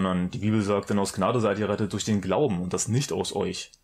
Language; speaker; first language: German; native; German